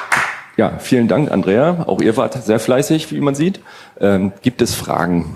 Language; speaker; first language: German; native; German